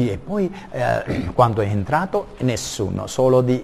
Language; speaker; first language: Italian; non-native, learner; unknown